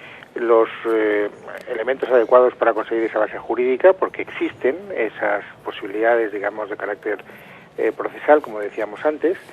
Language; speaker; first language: Spanish; native; Spanish